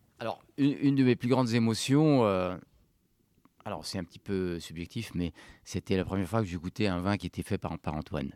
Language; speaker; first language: French; non-native, local second language; Arabic